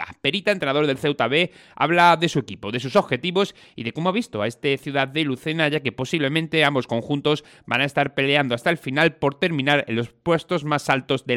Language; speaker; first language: Spanish; native; Spanish